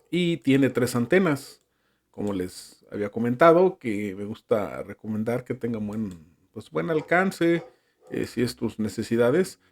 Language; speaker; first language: Spanish; native; Spanish